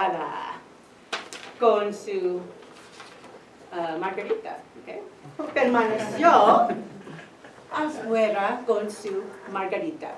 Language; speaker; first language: Spanish; non-native, fluent; English